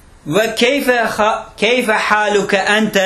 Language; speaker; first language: Arabic; non-native, fluent; Turkish